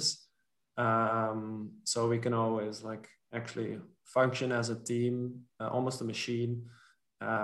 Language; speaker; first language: English; non-native, fluent; Dutch